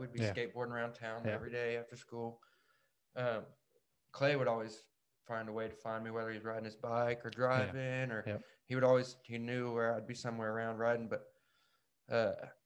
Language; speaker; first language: English; native; English